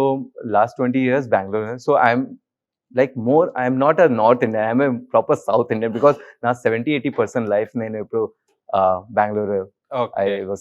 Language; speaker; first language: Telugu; non-native, local second language; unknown